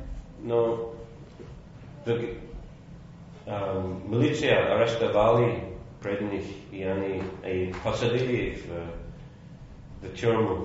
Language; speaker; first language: Russian; non-native, fluent; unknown